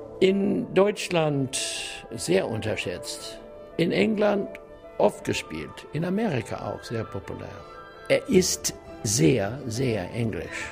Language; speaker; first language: German; non-native, learner; English